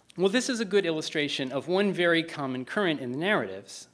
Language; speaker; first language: English; native; English